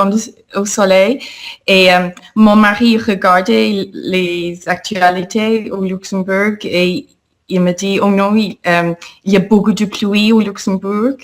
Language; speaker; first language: French; non-native, fluent; English